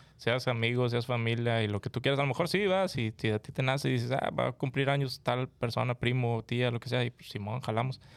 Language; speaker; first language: Spanish; native; Spanish